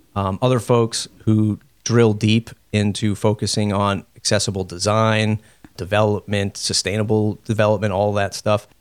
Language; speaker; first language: English; native; English